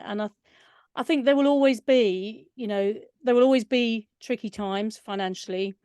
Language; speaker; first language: English; native; English